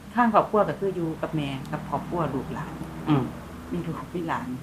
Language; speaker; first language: Thai; native; Thai